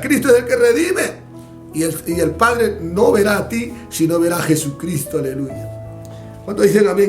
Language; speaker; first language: Spanish; native; Spanish